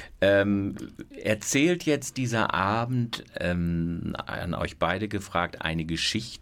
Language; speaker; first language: German; native; German